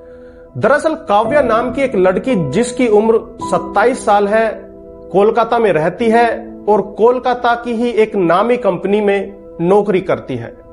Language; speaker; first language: Hindi; native; Hindi